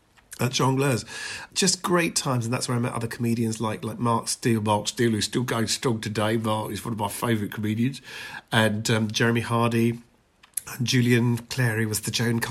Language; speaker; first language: English; native; English